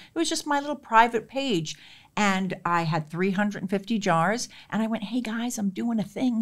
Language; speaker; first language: English; native; English